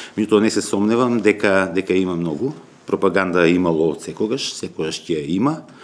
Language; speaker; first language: Macedonian; native; Macedonian